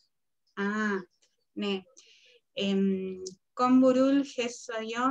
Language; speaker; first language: Korean; non-native, learner; Spanish